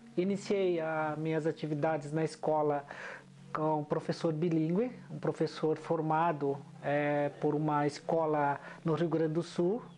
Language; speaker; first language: Portuguese; non-native, local second language; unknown